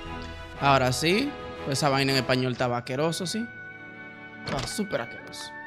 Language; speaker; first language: Spanish; native; Spanish